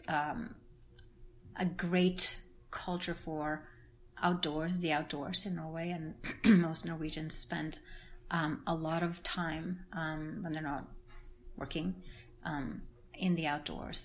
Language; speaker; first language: English; non-native, fluent; Norwegian